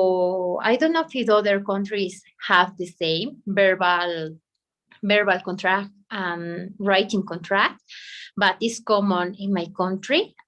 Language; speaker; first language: English; non-native, learner; Spanish